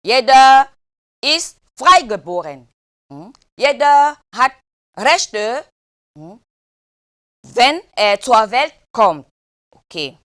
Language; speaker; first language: German; non-native, learner; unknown